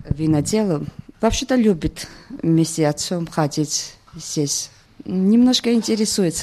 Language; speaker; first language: Russian; non-native, fluent; Georgian